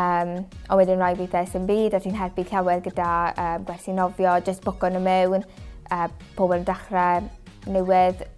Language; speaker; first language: Welsh; native; Welsh